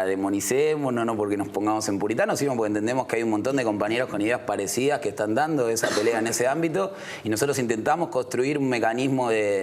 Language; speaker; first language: Spanish; native; Spanish